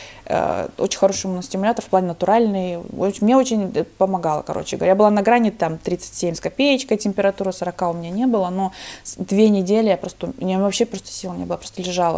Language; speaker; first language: Russian; native; Russian